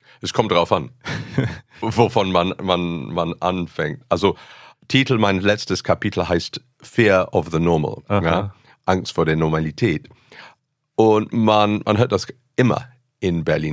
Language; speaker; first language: German; non-native, fluent; English